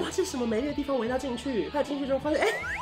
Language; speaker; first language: Chinese; native; Chinese